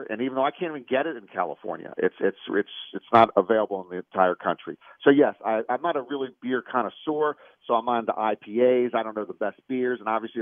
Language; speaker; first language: English; native; English